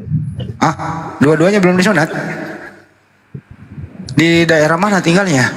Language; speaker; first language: Indonesian; native; Indonesian